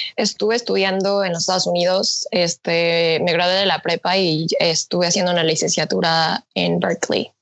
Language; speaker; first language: Spanish; early bilingual, other home language; Korean